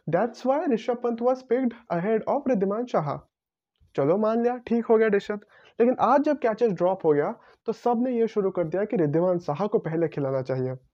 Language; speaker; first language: Hindi; non-native, local second language; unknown